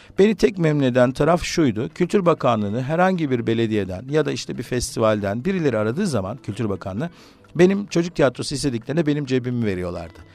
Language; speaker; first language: Turkish; native; Turkish